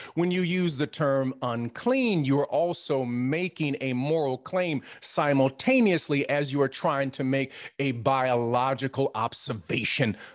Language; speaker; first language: English; native; English